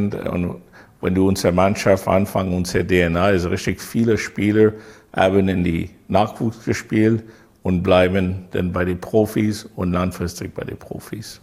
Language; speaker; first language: German; non-native, learner; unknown